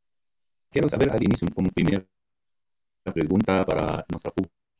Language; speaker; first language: Portuguese; non-native, learner; Arabic